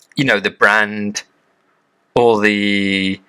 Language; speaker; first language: English; native; English